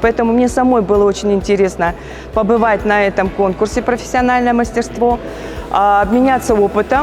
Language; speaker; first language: Russian; native; Russian